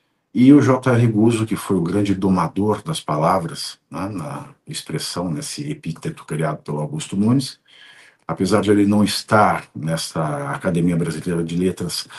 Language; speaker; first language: Portuguese; native; Portuguese